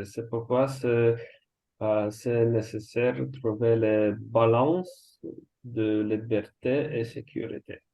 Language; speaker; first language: French; non-native, learner; Russian